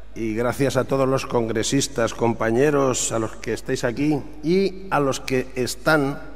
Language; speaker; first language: Spanish; native; Spanish